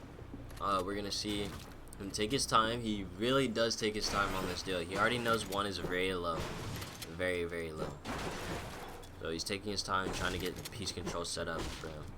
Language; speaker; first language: English; native; English